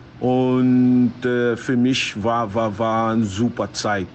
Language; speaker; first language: German; non-native, learner; Portuguese